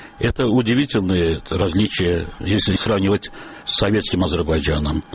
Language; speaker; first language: Russian; non-native, local second language; Azerbaijani